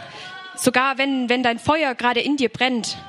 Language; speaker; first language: German; native; German